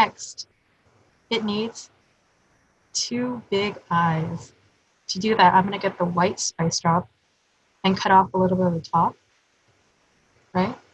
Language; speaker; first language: English; native; English